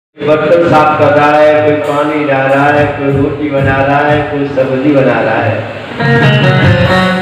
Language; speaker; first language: Hindi; native; Hindi